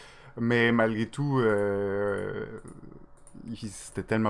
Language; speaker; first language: French; native; French